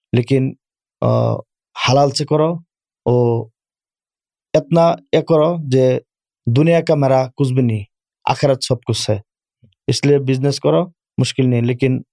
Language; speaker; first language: Urdu; non-native, learner; Bangla